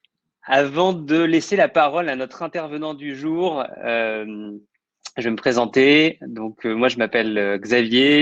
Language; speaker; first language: French; native; French